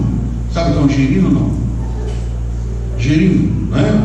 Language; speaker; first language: Portuguese; native; Portuguese